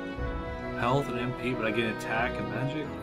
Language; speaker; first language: English; native; English